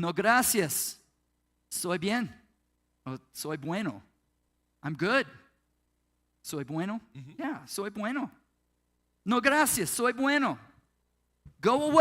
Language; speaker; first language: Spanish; non-native, learner; English